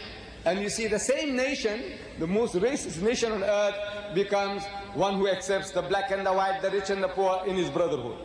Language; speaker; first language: English; early bilingual, other home language; Gujarati